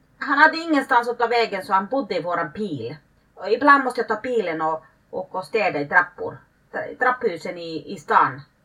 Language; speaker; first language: Swedish; early bilingual, other home language; Finnish